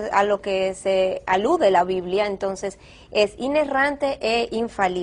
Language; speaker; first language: Spanish; native; Spanish